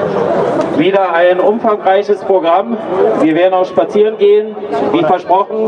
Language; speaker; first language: German; native; German